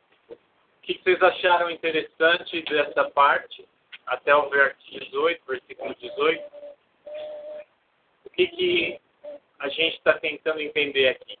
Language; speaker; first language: Portuguese; native; Portuguese